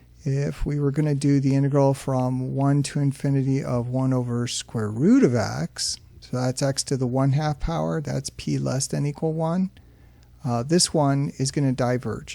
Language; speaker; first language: English; native; English